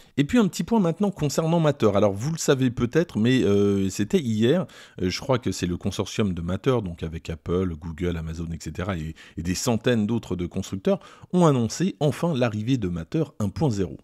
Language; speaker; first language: French; native; French